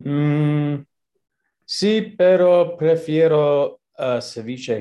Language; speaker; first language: Spanish; non-native, learner; English